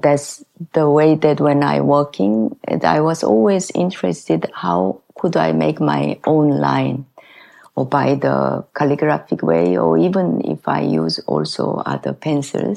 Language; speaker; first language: English; non-native, learner; Korean